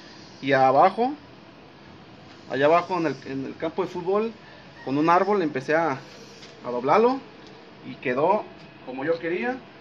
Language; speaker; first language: Spanish; native; Spanish